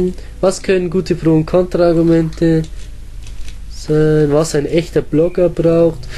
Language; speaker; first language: German; native; German